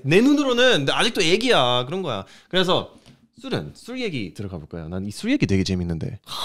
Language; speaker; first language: Korean; non-native, fluent; English